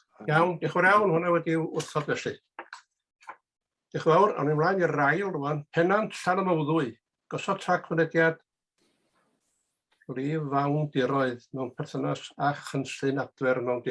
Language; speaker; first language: Welsh; native; Welsh